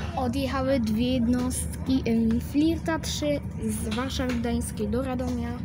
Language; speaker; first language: Polish; native; Polish